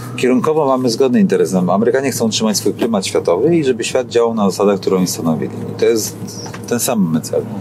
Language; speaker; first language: Polish; native; Polish